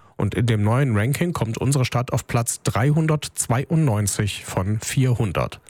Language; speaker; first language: German; native; German